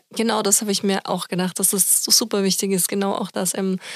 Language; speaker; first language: German; native; German